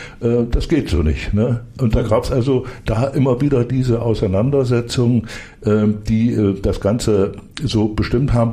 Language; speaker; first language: German; native; German